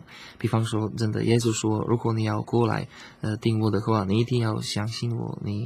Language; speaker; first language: Chinese; non-native, learner; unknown